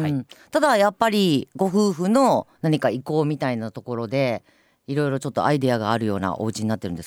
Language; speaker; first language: Japanese; native; Japanese